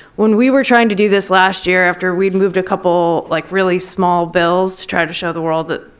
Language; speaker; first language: English; native; English